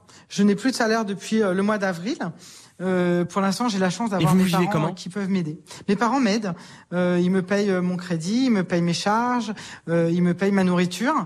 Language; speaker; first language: French; native; French